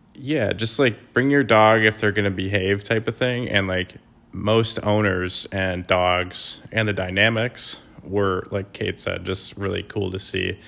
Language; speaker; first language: English; native; English